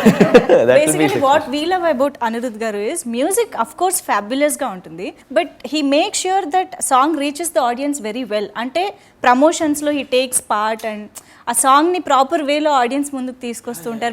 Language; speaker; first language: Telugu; native; Telugu